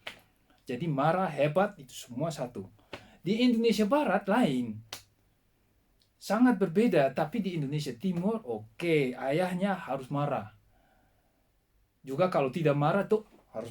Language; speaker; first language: Indonesian; non-native, fluent; Dutch